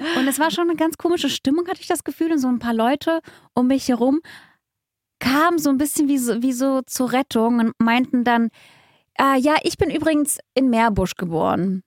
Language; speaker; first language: German; early bilingual, other home language; Russian